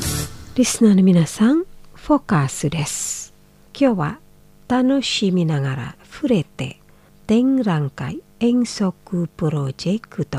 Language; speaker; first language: Japanese; non-native, fluent; Indonesian